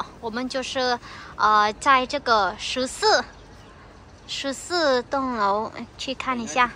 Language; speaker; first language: Chinese; non-native, fluent; Vietnamese